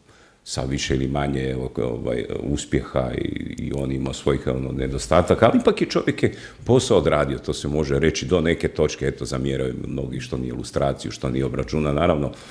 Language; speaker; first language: Croatian; native; Croatian